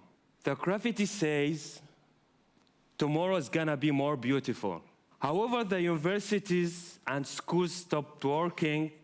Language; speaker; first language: English; non-native, fluent; Arabic